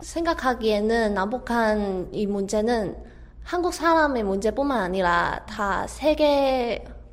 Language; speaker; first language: Korean; non-native, fluent; Cantonese